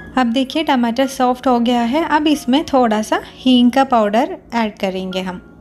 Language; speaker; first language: Hindi; non-native, local second language; Malayalam